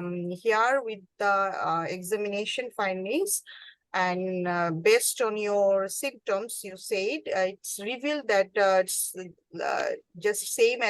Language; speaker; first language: English; non-native, learner; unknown